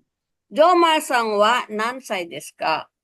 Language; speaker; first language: Japanese; non-native, fluent; Filipino